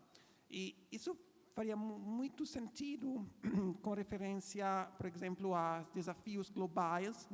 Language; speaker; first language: Portuguese; non-native, fluent; Italian